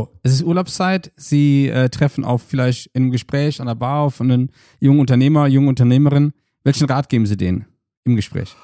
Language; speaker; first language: German; native; German